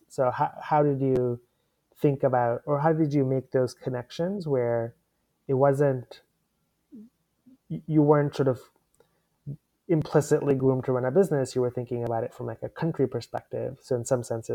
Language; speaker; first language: English; non-native, local second language; Hindi